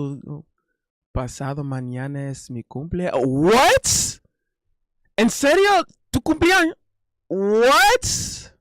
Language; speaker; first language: Spanish; non-native, learner; English